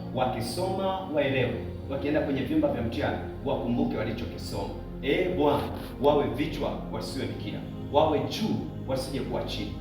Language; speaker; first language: Swahili; native; Swahili